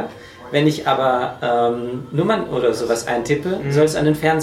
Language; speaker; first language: German; native; German